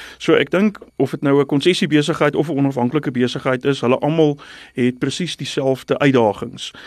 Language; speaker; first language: Afrikaans; non-native, local second language; English